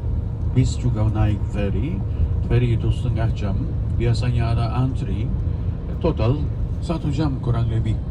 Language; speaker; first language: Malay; non-native, fluent; Turkish